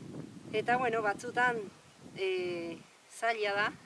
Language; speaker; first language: Basque; non-native, fluent; Spanish